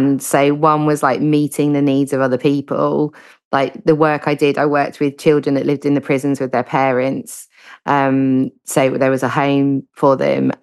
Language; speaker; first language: English; native; English